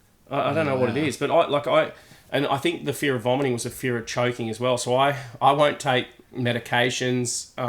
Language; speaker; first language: English; native; English